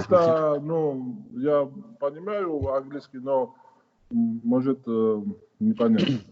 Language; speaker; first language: Russian; non-native, fluent; Georgian